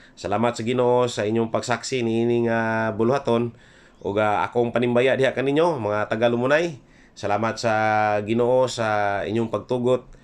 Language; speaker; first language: Cebuano; non-native, local second language; Hiligaynon